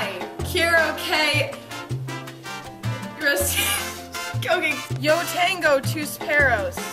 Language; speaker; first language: Spanish; non-native, learner; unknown